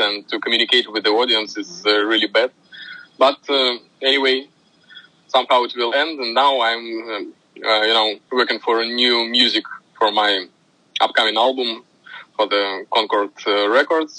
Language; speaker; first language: English; non-native, fluent; Russian